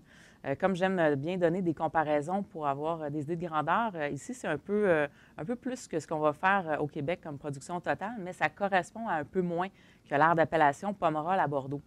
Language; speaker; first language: French; native; French